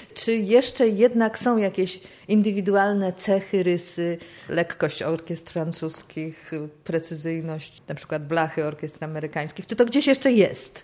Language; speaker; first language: Polish; native; Polish